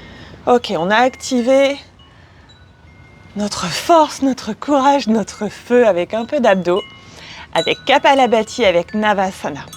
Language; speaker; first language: French; native; French